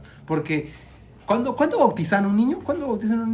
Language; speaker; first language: Spanish; native; Spanish